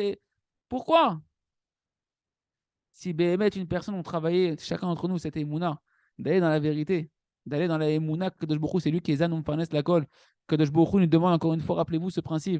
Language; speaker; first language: French; native; French